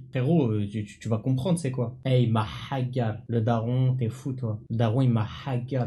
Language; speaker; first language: French; native; French